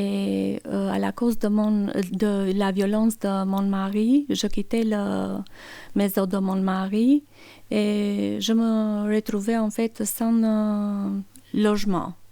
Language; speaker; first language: French; non-native, learner; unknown